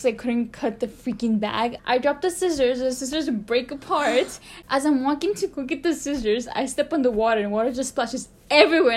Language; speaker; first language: English; early bilingual, other home language; Spanish